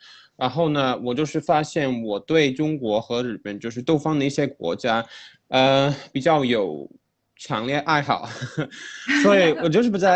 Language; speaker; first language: Chinese; non-native, fluent; English